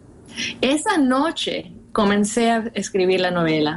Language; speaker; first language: Spanish; early bilingual, heritage; Spanish